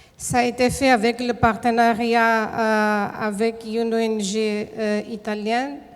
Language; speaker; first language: French; non-native, fluent; Portuguese